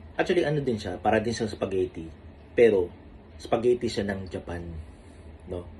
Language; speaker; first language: Filipino; native; Filipino